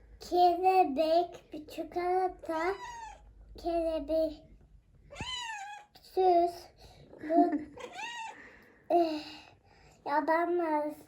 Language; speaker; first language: Turkish; native; Turkish